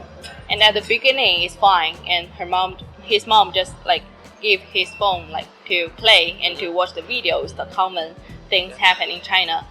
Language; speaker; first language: English; non-native, learner; Chinese